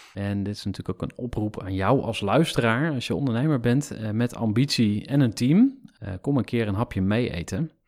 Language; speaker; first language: Dutch; native; Dutch